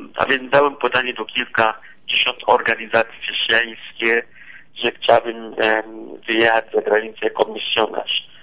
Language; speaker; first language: Polish; non-native, fluent; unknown